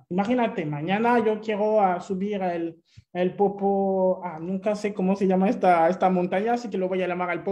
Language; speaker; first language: Spanish; non-native, fluent; French